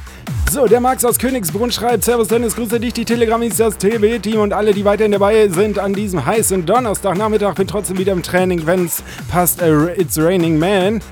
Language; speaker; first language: German; native; German